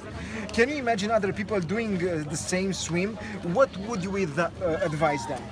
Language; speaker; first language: English; non-native, fluent; Romanian